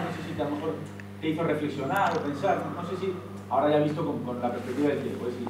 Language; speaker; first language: Spanish; native; Spanish